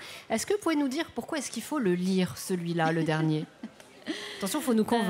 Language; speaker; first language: French; native; French